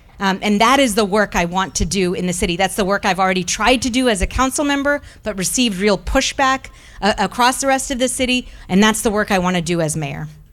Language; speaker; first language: English; early bilingual, other home language; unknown